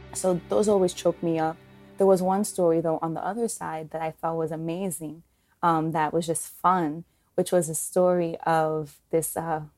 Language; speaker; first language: English; native; English